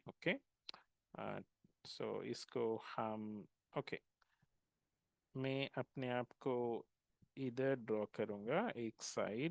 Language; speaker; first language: Hindi; non-native, local second language; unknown